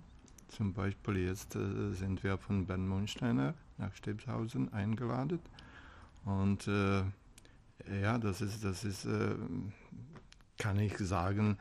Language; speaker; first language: German; non-native, learner; Czech